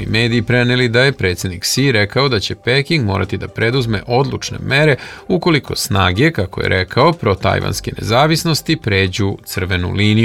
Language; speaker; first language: Serbian; native; Serbian